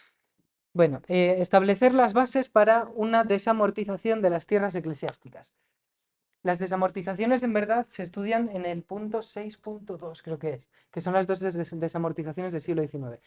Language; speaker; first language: Spanish; native; Spanish